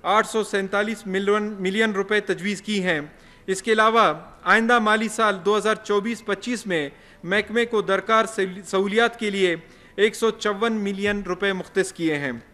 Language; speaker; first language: Urdu; non-native, local second language; Baluchi